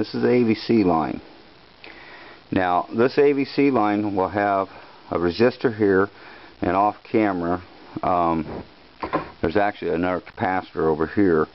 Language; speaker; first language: English; native; English